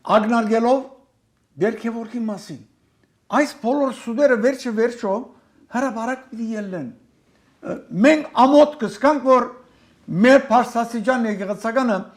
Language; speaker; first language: Armenian; native; Armenian